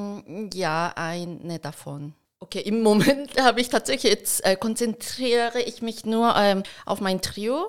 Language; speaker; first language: German; early bilingual, heritage; Korean